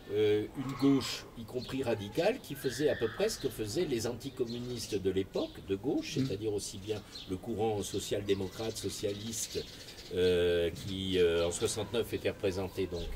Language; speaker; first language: French; native; French